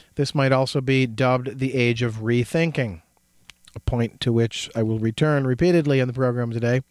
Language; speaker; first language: English; native; English